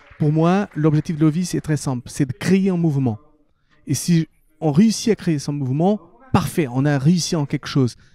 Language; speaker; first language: French; non-native, fluent; Portuguese